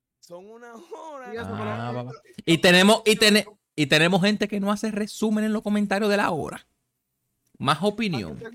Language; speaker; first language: Spanish; native; Spanish